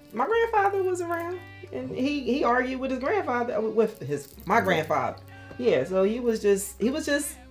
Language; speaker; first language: English; native; English